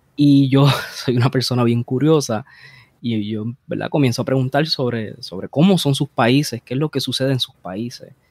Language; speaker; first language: Spanish; native; Spanish